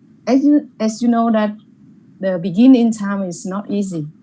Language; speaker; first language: English; non-native, learner; Vietnamese